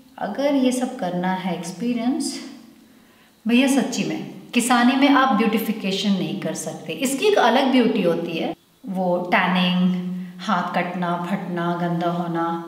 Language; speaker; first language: Hindi; native; Hindi